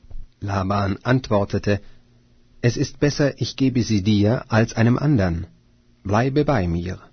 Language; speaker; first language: German; native; German